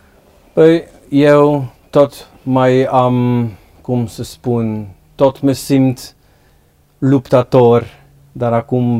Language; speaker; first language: Romanian; non-native, learner; Dutch